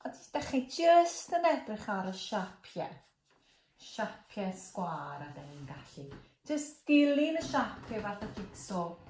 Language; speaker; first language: Welsh; native; Welsh